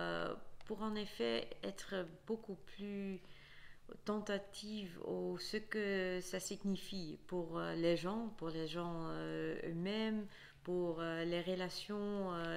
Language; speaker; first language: French; non-native, fluent; Dutch